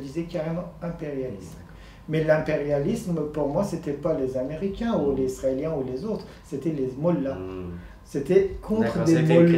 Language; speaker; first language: French; non-native, fluent; Persian